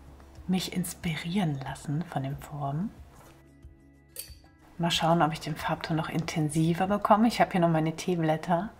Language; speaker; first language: German; native; German